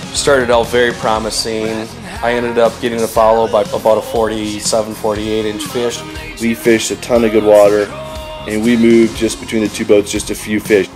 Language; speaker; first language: English; native; English